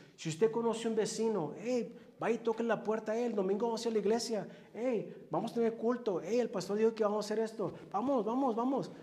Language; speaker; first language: Spanish; early bilingual, heritage; Spanish